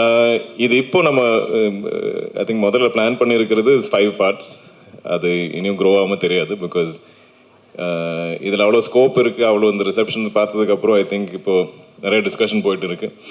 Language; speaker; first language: Tamil; non-native, local second language; Malayalam